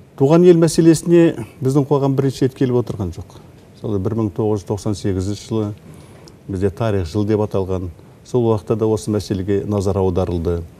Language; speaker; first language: Kazakh; native; Kazakh